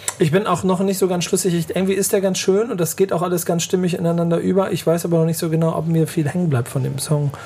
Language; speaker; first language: German; native; German